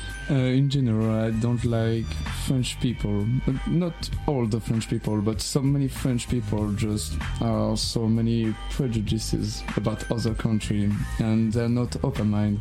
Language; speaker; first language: English; non-native, learner; French